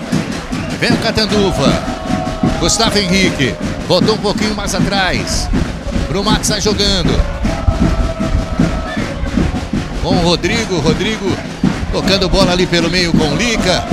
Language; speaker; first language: Portuguese; native; Portuguese